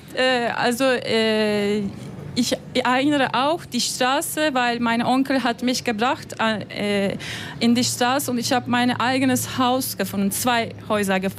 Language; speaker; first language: German; non-native, learner; Turkish